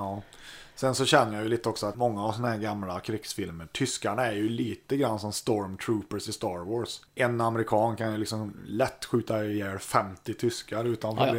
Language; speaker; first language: Swedish; native; Swedish